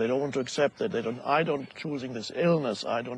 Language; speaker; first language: English; non-native, fluent; German